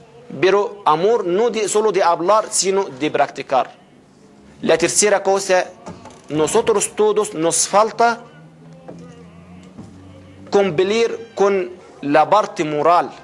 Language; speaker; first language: Spanish; non-native, fluent; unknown